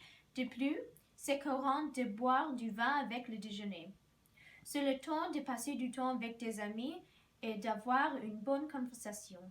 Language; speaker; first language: French; non-native, learner; English